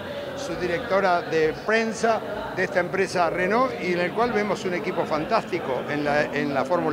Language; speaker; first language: Spanish; native; Spanish